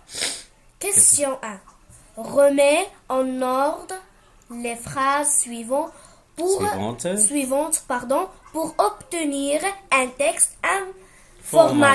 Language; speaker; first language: French; non-native, local second language; Arabic